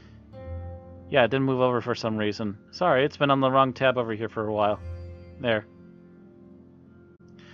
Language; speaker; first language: English; native; English